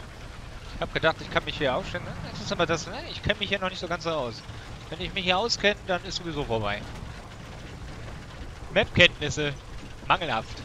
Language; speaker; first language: German; native; German